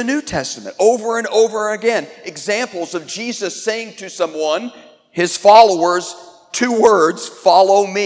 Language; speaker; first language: English; native; English